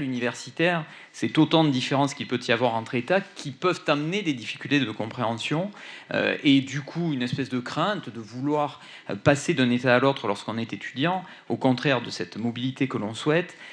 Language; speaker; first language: French; native; French